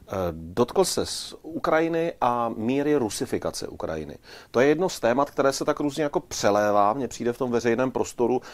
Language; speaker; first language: Czech; native; Czech